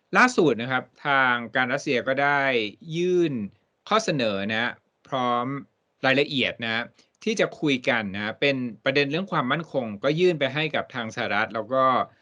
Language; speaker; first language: Thai; native; Thai